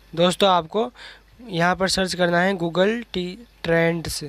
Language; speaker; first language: Hindi; native; Hindi